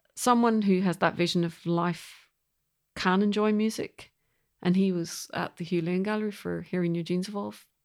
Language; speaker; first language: English; native; English